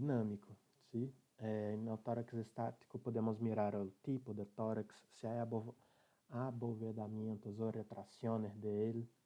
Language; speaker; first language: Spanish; non-native, learner; Portuguese